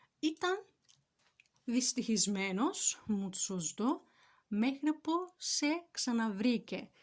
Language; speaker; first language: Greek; non-native, fluent; Turkish